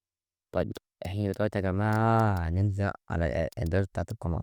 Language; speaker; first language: Arabic; native; Arabic